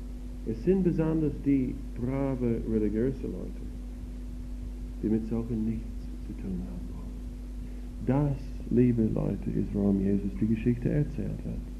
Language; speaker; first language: German; non-native, fluent; English